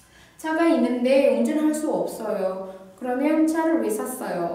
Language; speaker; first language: Korean; non-native, fluent; Indonesian